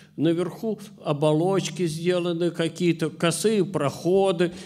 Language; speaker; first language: Russian; native; Russian